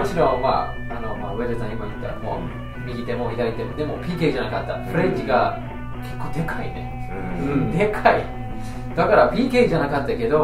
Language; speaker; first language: Japanese; non-native, fluent; English